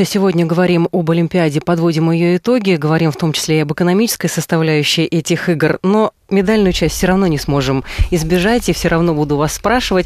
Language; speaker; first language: Russian; native; Russian